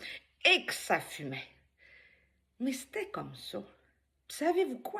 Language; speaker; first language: French; native; French